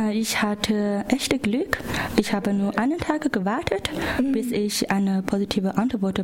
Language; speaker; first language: German; non-native, fluent; Chinese